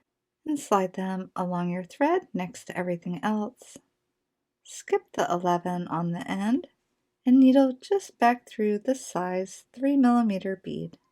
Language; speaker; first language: English; native; English